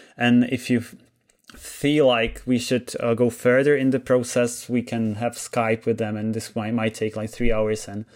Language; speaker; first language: English; non-native, fluent; Czech